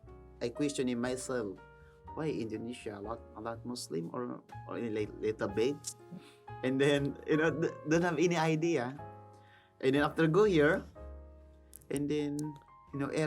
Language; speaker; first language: English; non-native, learner; Filipino